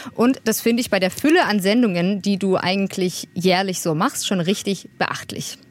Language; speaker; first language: German; native; German